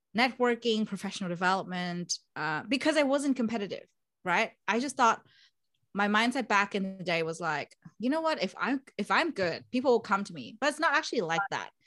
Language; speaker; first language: English; non-native, fluent; Vietnamese